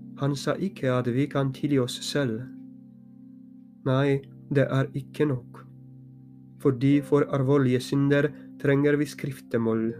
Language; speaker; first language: Norwegian; non-native, fluent; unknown